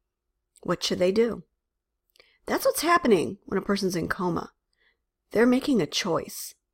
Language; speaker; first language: English; native; English